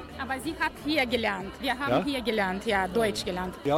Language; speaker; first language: German; non-native, learner; Romanian